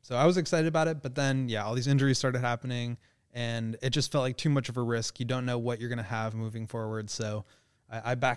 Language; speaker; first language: English; native; English